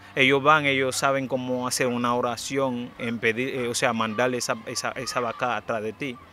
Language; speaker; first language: Spanish; non-native, fluent; Haitian Creole